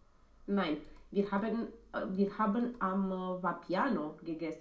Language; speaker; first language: German; non-native, learner; Romanian